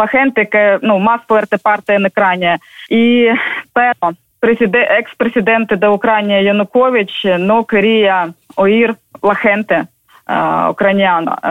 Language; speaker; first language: Spanish; non-native, learner; Ukrainian